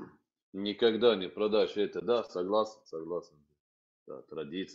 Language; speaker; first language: Russian; non-native, fluent; Arabic